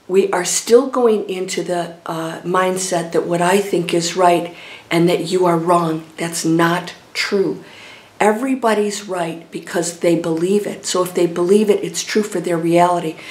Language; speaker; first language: English; native; English